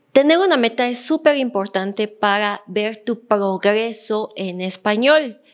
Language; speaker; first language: Spanish; native; Spanish